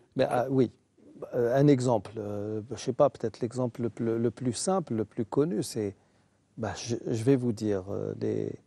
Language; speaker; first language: French; non-native, local second language; Arabic